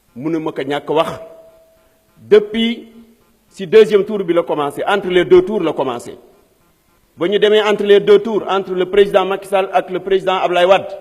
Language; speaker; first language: Wolof; non-native, local second language; Fula